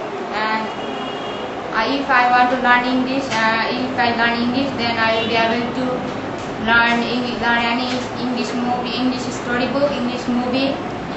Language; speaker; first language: English; non-native, learner; Bangla